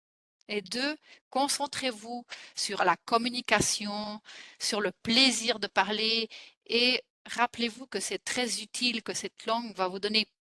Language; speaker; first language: French; non-native, fluent; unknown